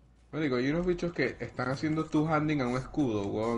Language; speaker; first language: Spanish; native; Spanish